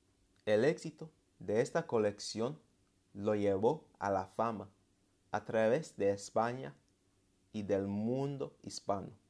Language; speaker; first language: Spanish; non-native, fluent; English